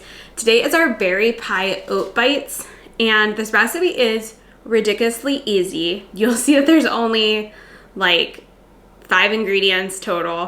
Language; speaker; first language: English; native; English